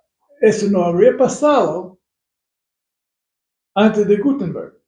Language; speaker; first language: Spanish; non-native, fluent; English